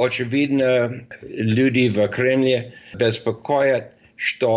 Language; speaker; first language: Russian; non-native, fluent; English